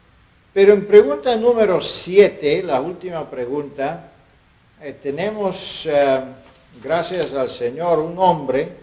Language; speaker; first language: Spanish; non-native, fluent; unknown